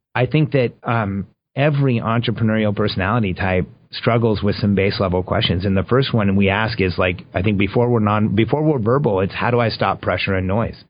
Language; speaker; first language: English; early bilingual, other home language; Spanish